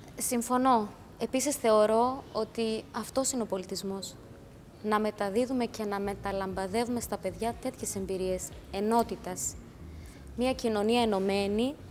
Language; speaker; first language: Greek; native; Greek